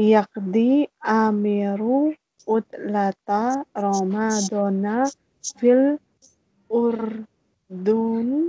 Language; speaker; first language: Arabic; non-native, learner; Malay